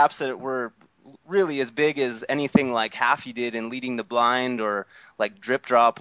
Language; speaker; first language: English; native; English